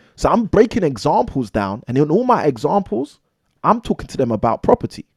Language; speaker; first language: English; native; English